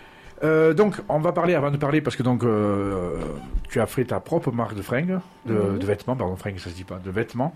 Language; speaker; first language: French; native; French